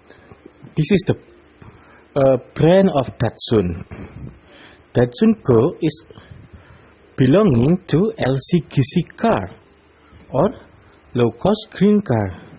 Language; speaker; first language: English; non-native, learner; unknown